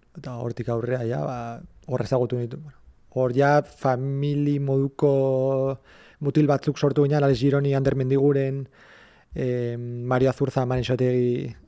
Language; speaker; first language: Basque; native; Basque